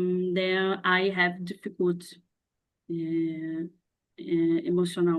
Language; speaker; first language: English; non-native, learner; Portuguese